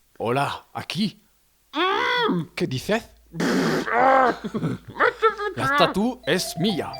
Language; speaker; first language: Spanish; non-native, learner; French